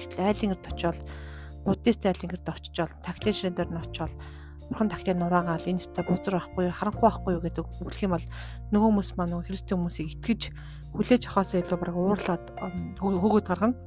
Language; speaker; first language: Mongolian; native; Mongolian